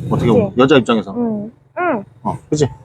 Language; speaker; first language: Korean; native; Korean